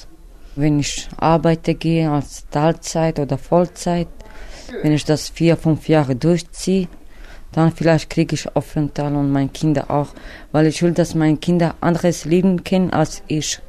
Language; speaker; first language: German; non-native, learner; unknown